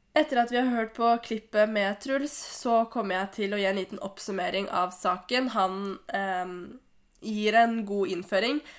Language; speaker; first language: Norwegian; native; Norwegian